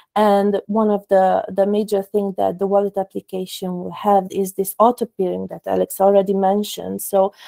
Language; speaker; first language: English; non-native, fluent; Romanian